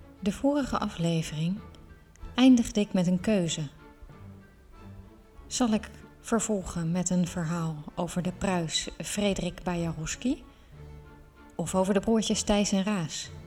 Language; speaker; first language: Dutch; native; Dutch